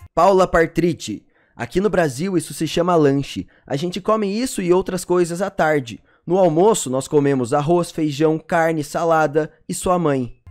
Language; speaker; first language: Portuguese; native; Portuguese